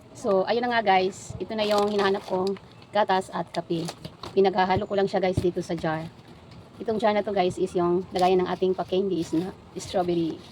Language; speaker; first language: Filipino; non-native, local second language; Cebuano